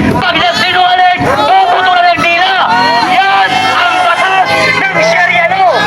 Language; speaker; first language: Filipino; non-native, local second language; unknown